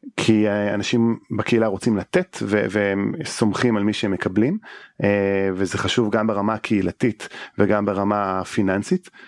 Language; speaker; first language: Hebrew; native; Hebrew